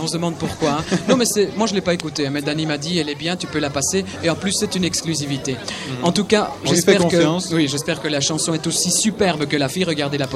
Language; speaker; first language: French; native; French